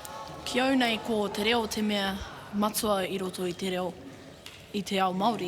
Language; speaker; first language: Māori; non-native, local second language; English